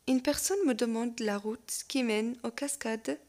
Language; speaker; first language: French; non-native, local second language; Arabic